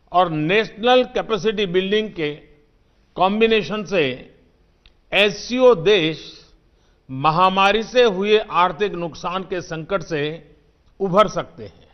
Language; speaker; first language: Hindi; non-native, local second language; Gujarati